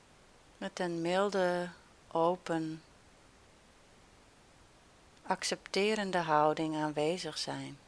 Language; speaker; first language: Dutch; native; Dutch